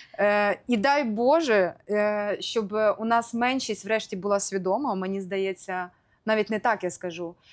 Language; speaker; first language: Ukrainian; native; Ukrainian